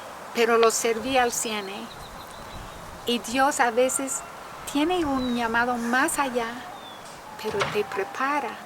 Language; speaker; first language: Spanish; non-native, fluent; English